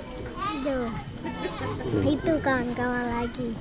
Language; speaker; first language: Indonesian; non-native, learner; Rohingya